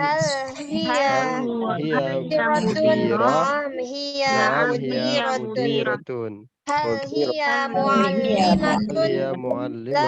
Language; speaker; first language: Arabic; non-native, learner; Indonesian